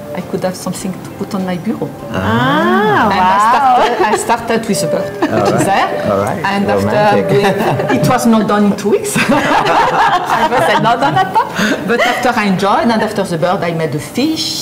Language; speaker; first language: English; non-native, learner; French